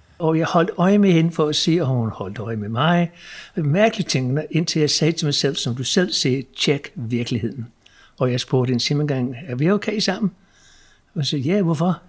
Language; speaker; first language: Danish; non-native, fluent; English